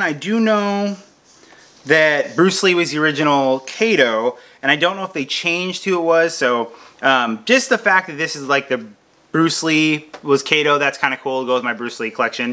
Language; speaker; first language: English; native; English